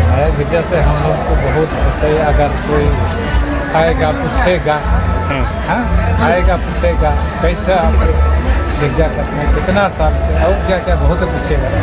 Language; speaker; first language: Hindi; non-native, local second language; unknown